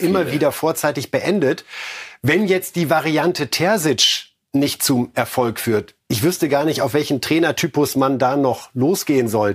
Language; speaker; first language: German; native; German